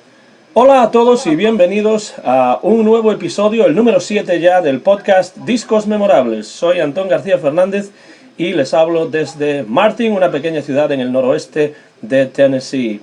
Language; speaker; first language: Spanish; native; Spanish